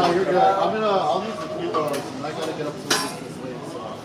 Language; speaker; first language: English; native; English